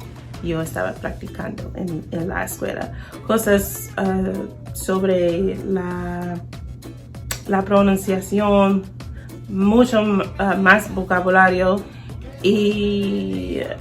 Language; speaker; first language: Spanish; non-native, learner; English